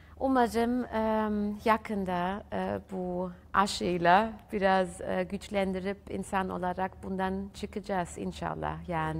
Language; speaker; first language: Turkish; early bilingual, heritage; German